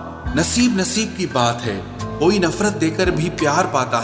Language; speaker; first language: Hindi; native; Hindi